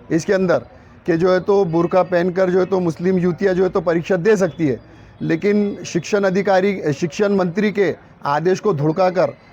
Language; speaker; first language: Hindi; non-native, local second language; Urdu